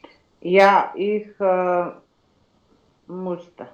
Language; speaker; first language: German; non-native, learner; Macedonian